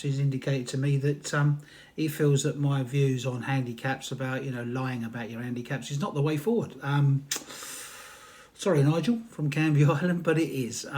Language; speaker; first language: English; native; English